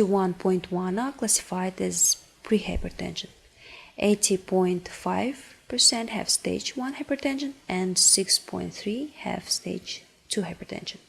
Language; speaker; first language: English; non-native, fluent; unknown